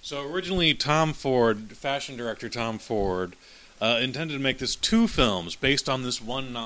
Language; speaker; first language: English; native; English